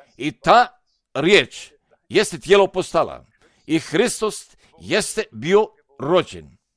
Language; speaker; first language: Serbian; non-native, fluent; German